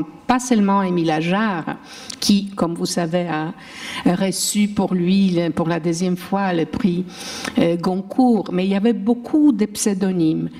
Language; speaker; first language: French; non-native, fluent; Polish